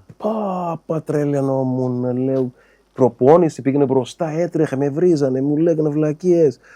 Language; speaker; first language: Greek; non-native, fluent; Portuguese